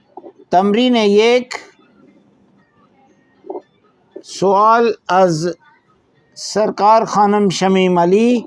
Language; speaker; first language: Persian; non-native, fluent; Urdu